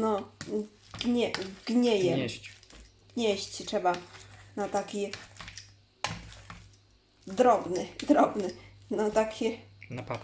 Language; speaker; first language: Polish; non-native, learner; Chinese